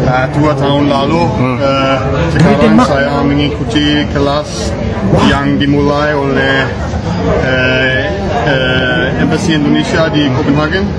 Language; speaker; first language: Indonesian; non-native, learner; Danish